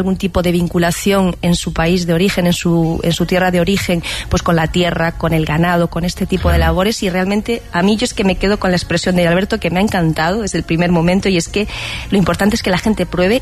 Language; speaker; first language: Spanish; native; Spanish